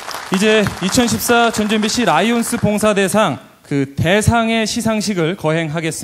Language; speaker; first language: Korean; native; Korean